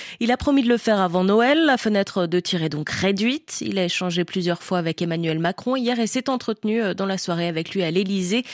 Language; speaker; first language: French; native; French